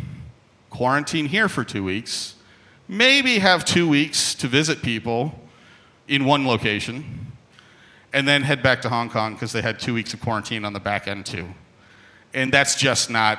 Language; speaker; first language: English; native; English